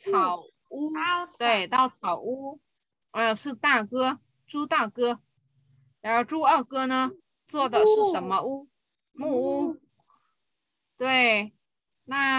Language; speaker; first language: Chinese; non-native, fluent; Vietnamese